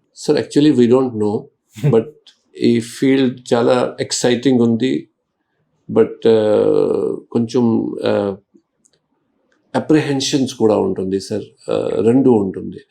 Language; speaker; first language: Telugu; non-native, fluent; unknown